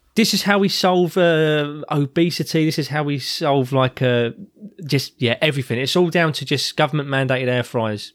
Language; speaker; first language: English; native; English